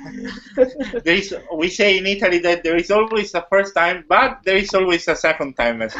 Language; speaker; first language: English; non-native, fluent; Italian